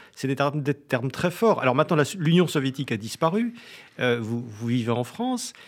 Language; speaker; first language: French; native; French